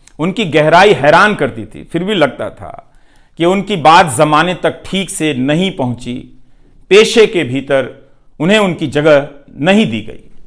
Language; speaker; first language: Hindi; non-native, local second language; Bhojpuri